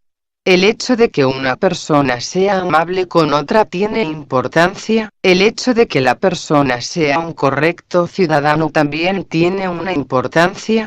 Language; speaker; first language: Spanish; native; Spanish